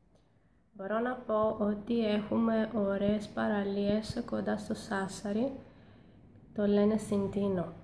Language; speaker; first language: Greek; non-native, learner; Italian